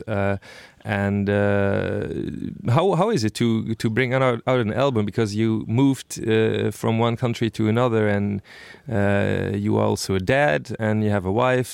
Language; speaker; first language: English; non-native, fluent; Luxembourgish